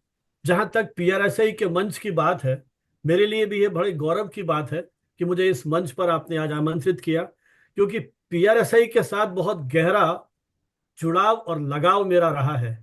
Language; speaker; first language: Hindi; native; Hindi